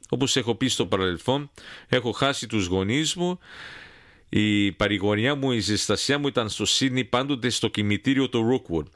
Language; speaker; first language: Greek; early bilingual, heritage; Greek